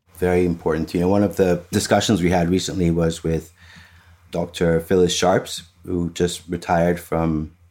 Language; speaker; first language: English; non-native, fluent; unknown